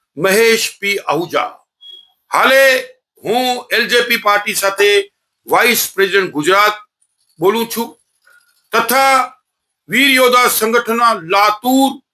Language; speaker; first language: Gujarati; non-native, local second language; Sindhi